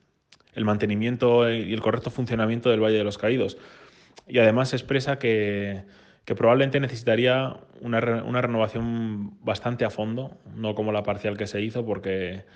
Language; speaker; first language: Spanish; native; Spanish